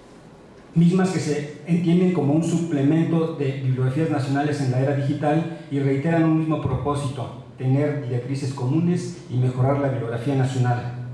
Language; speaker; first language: Spanish; native; Spanish